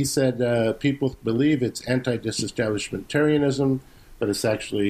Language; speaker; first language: English; native; English